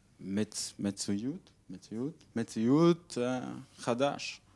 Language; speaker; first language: Hebrew; non-native, learner; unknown